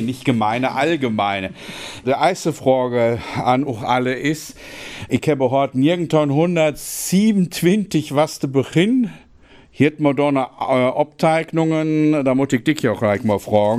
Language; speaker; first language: German; native; German